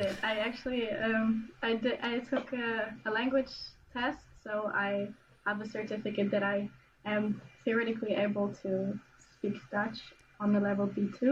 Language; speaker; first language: English; non-native, fluent; German